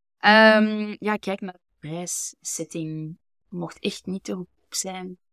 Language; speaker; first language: Dutch; native; Dutch